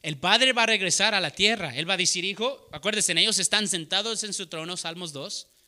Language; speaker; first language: Spanish; early bilingual, heritage; Spanish